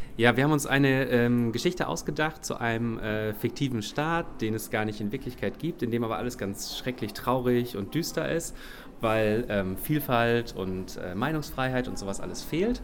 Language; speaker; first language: German; native; German